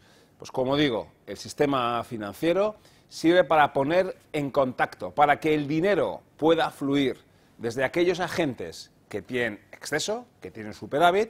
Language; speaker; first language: Spanish; native; Spanish